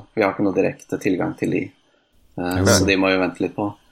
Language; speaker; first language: Norwegian; native; Norwegian